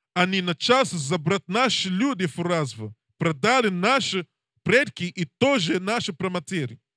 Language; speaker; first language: Russian; non-native, learner; English